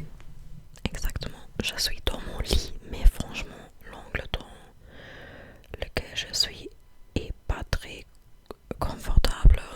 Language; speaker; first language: French; non-native, fluent; English